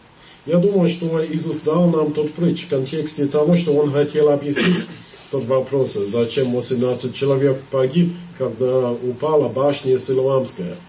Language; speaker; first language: Russian; non-native, fluent; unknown